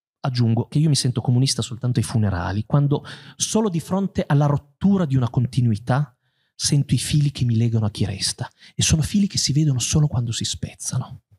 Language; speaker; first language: Italian; native; Italian